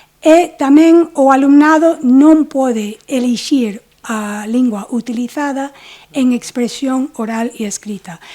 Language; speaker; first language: Galician; non-native, fluent; English